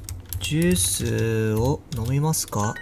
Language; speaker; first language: Japanese; non-native, learner; English